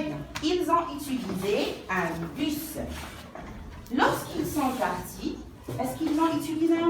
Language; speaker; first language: French; non-native, local second language; Arabic